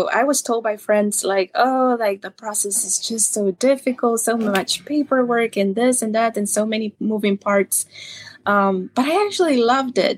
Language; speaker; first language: English; non-native, fluent; Spanish